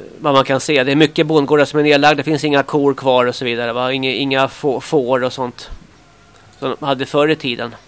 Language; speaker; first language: Swedish; native; Swedish